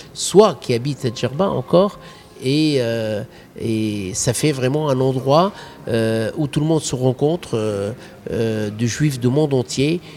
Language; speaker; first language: French; non-native, local second language; Arabic